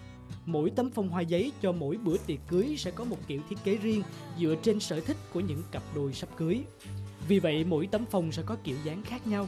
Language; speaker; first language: Vietnamese; native; Vietnamese